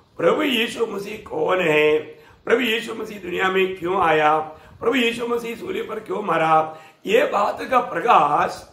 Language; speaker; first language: Hindi; non-native, local second language; Malayalam